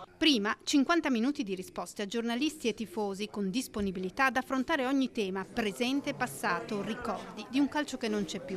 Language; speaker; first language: Italian; native; Italian